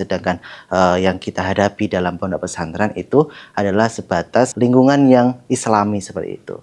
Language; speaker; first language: Indonesian; non-native, local second language; Javanese